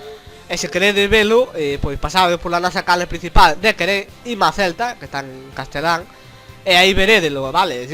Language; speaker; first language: Galician; non-native, local second language; Spanish